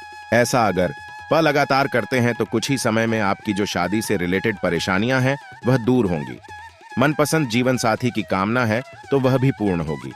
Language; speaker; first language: Hindi; native; Hindi